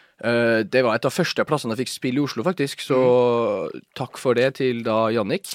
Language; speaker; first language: Norwegian; native; Norwegian